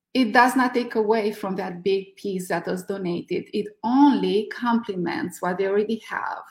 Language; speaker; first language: English; non-native, fluent; Romanian